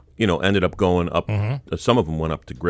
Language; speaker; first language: English; native; English